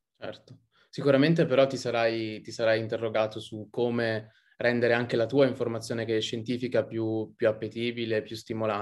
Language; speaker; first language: Italian; native; Italian